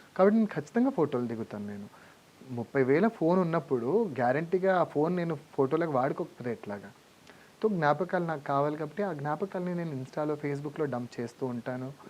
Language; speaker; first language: Telugu; non-native, local second language; Lambadi